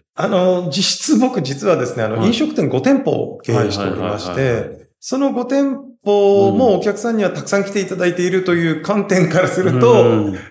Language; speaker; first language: Japanese; native; Japanese